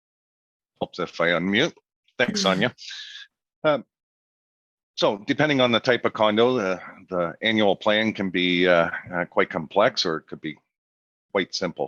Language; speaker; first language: English; native; English